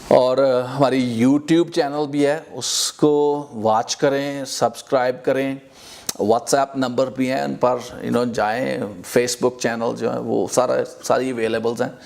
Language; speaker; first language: Urdu; non-native, local second language; Punjabi